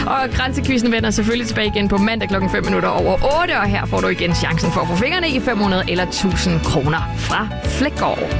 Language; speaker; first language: Danish; native; Danish